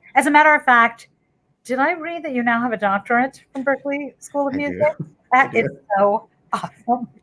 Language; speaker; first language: English; native; English